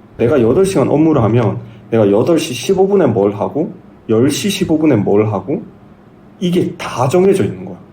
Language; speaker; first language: Korean; native; Korean